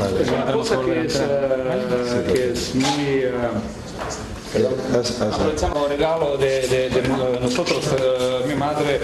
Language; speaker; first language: Spanish; non-native, fluent; Croatian